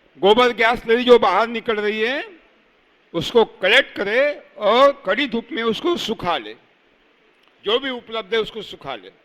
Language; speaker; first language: Hindi; non-native, local second language; Marathi